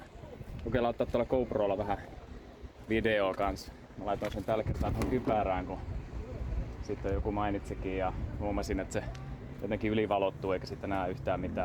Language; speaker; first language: Finnish; native; Finnish